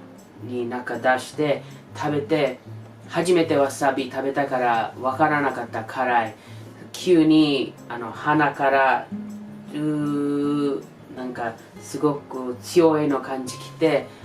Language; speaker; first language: Japanese; non-native, learner; English